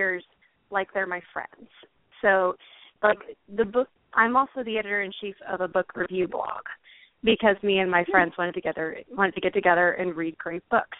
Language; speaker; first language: English; native; English